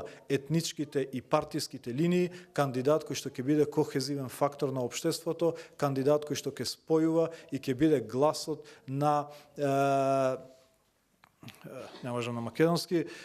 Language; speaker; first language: Macedonian; non-native, local second language; Albanian